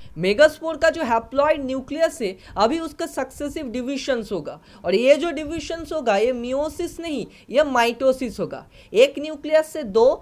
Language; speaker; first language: Hindi; non-native, local second language; Bangla